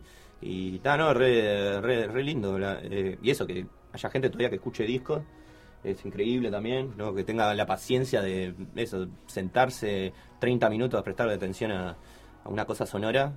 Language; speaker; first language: Spanish; native; Spanish